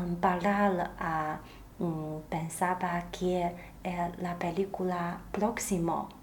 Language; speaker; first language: Spanish; non-native, learner; Chinese